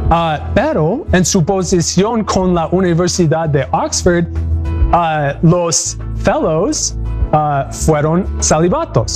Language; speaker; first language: Spanish; non-native, learner; English